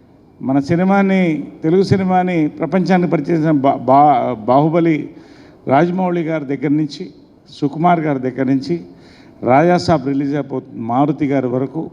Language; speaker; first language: Telugu; native; Telugu